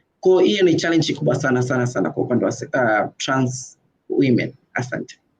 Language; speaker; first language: Swahili; native; Swahili